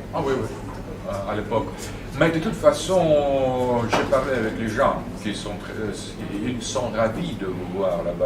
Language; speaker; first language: French; non-native, fluent; Russian